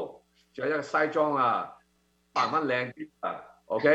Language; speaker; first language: Cantonese; early bilingual, heritage; Cantonese